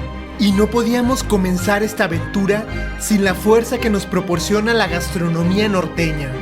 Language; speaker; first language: Spanish; native; Spanish